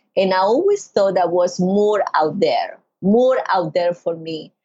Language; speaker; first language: English; non-native, learner; Spanish